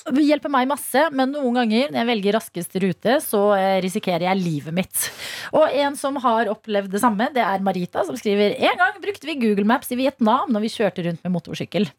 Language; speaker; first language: Norwegian; native; Norwegian